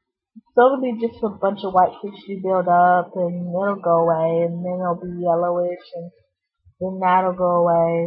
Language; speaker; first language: English; native; English